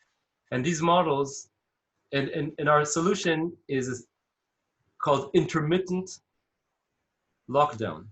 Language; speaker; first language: English; non-native, fluent; Hebrew